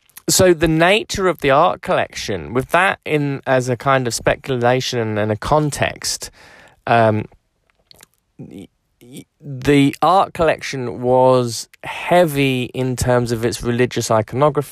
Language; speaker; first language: English; native; English